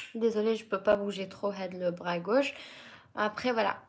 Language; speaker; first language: French; non-native, local second language; Arabic